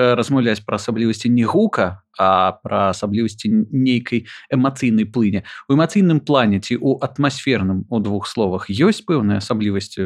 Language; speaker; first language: Belarusian; non-native, local second language; Russian